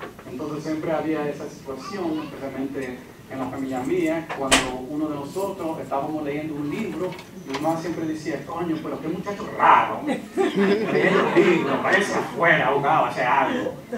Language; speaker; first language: Spanish; early bilingual, heritage; Spanish